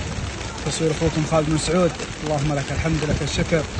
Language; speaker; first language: Arabic; native; Arabic